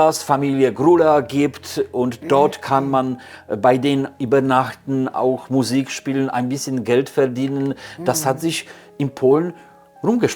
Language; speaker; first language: German; non-native, fluent; Polish